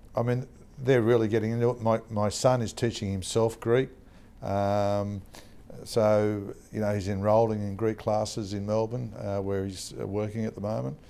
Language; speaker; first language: English; native; English